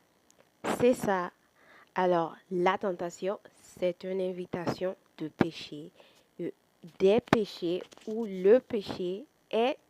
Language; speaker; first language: French; non-native, fluent; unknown